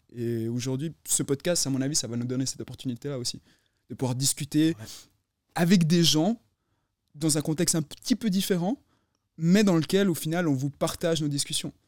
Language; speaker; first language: French; native; French